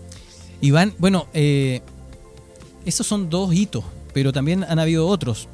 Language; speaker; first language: Spanish; native; Spanish